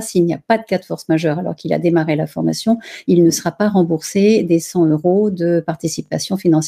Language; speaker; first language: French; native; French